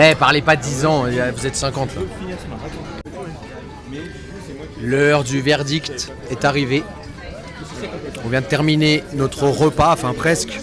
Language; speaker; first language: French; native; French